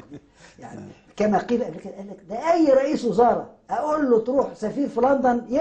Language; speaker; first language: Arabic; native; Arabic